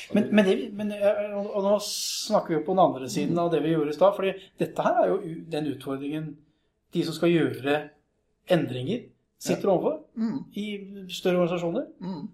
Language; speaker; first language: Norwegian; native; Norwegian